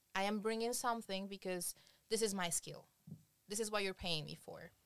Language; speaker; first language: English; non-native, fluent; Spanish